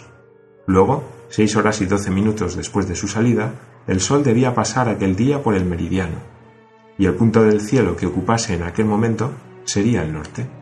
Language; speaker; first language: Spanish; native; Spanish